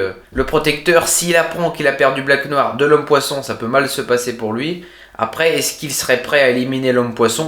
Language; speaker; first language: French; native; French